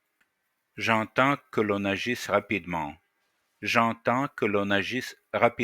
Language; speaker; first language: French; non-native, fluent; Russian